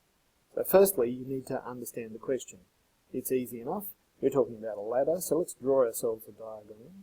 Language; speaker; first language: English; native; English